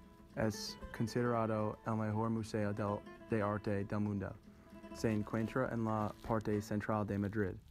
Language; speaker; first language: Spanish; non-native, learner; English